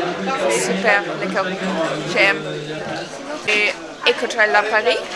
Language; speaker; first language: French; non-native, learner; English